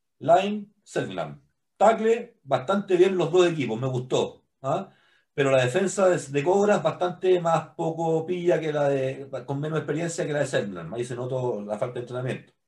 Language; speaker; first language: Spanish; native; Spanish